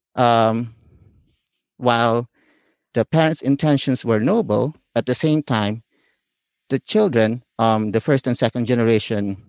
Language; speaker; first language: English; non-native, local second language; Filipino